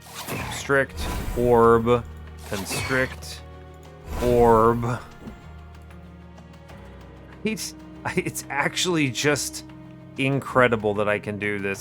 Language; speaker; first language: English; native; English